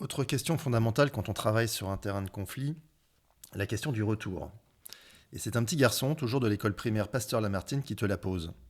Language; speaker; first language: French; native; French